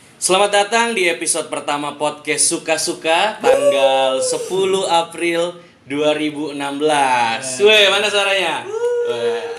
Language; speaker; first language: Indonesian; native; Indonesian